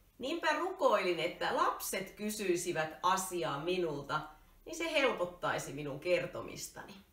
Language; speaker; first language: Finnish; native; Finnish